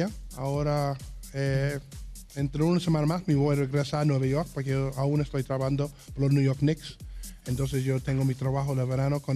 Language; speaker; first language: Spanish; non-native, learner; English